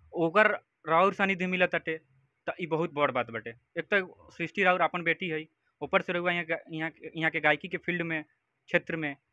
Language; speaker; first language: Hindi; native; Hindi